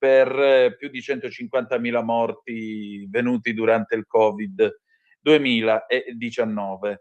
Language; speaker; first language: Italian; native; Italian